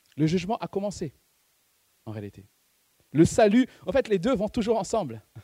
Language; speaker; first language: French; non-native, local second language; Malagasy